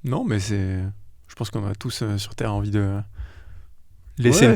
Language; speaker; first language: French; native; French